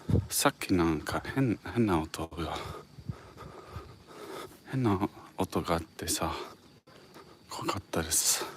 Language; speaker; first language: Japanese; non-native, fluent; English